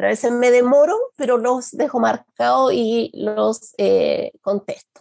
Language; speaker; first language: Spanish; native; Spanish